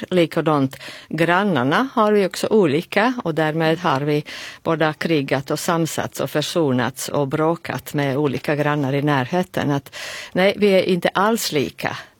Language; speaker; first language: Swedish; non-native, fluent; Latvian